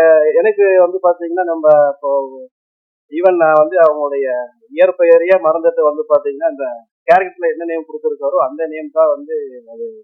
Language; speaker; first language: Tamil; native; Tamil